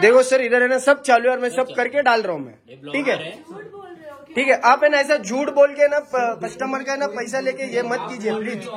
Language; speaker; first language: Hindi; non-native, local second language; Marathi